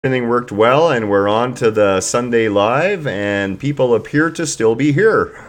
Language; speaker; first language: English; native; English